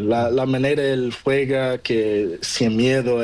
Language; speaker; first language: Spanish; non-native, learner; Portuguese